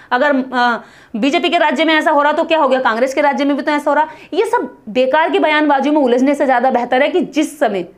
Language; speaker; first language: Hindi; native; Hindi